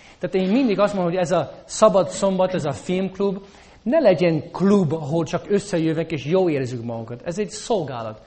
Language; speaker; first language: Hungarian; non-native, fluent; English